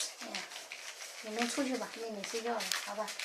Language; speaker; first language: Chinese; native; Chinese